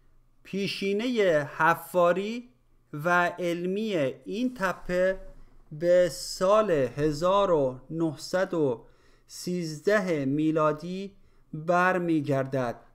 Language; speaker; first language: Persian; native; Persian